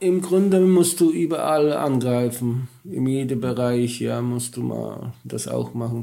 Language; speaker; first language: German; non-native, learner; Polish